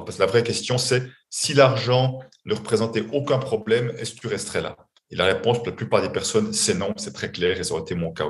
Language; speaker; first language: French; native; French